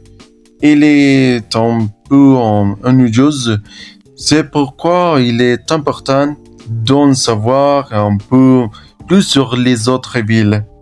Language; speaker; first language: French; non-native, learner; Spanish